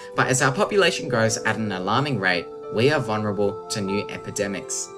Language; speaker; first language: English; native; English